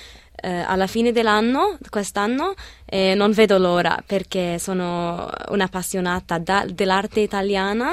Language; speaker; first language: Italian; early bilingual, other home language; Arabic